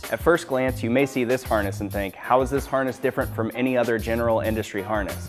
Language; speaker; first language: English; native; English